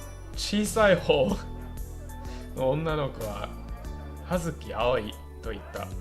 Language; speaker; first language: Japanese; non-native, fluent; English